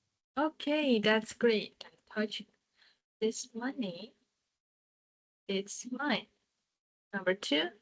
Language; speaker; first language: English; non-native, fluent; Indonesian